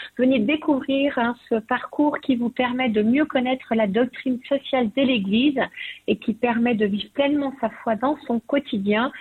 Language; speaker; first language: French; native; French